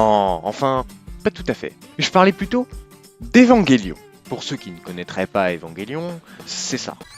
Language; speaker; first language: French; native; French